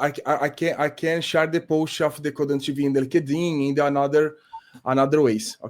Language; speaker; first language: English; non-native, learner; Portuguese